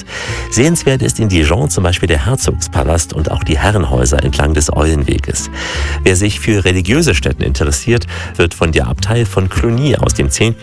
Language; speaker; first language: German; native; German